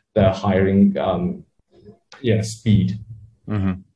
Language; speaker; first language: English; native; English